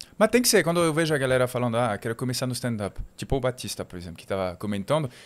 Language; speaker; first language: Portuguese; non-native, fluent; French